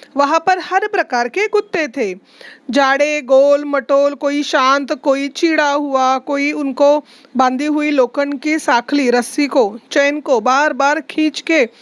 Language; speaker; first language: Hindi; non-native, local second language; Marathi